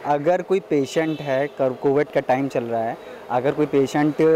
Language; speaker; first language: Hindi; native; Hindi